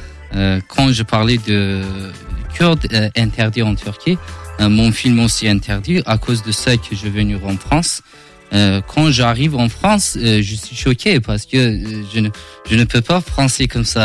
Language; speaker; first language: French; non-native, learner; Kurdish